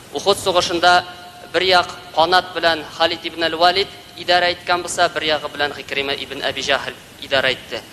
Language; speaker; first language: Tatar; native; Tatar